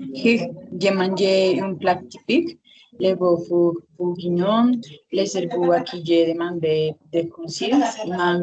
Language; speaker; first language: French; non-native, learner; Spanish